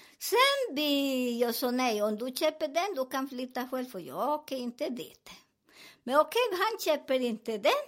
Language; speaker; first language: Swedish; non-native, learner; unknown